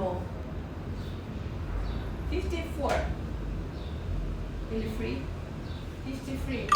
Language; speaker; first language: English; non-native, learner; Russian